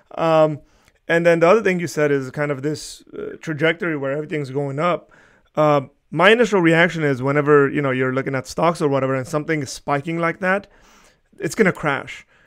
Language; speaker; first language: English; early bilingual, other home language; Armenian